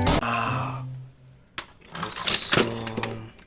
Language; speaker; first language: English; non-native, learner; Indonesian